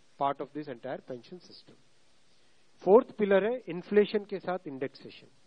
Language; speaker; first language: Hindi; native; Hindi